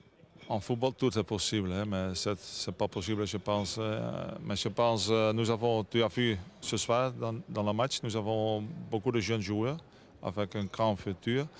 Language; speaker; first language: French; non-native, learner; Dutch